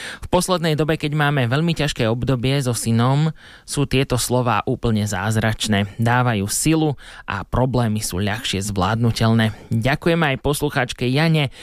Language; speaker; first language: Slovak; native; Slovak